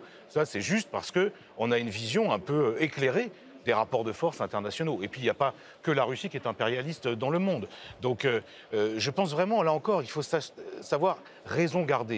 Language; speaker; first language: French; native; French